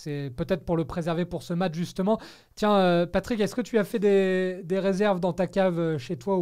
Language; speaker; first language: French; native; French